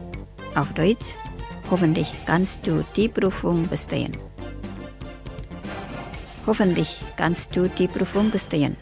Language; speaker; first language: German; non-native, fluent; Indonesian